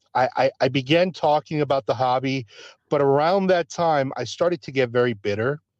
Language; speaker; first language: English; early bilingual, other home language; Spanish